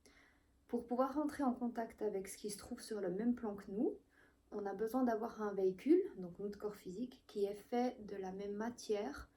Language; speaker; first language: French; native; French